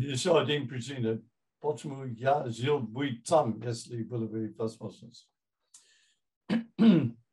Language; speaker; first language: Russian; non-native, fluent; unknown